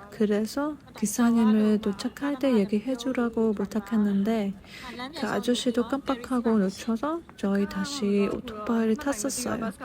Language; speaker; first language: Korean; non-native, fluent; Burmese